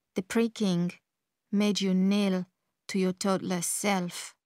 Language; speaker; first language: English; early bilingual, other home language; Kongo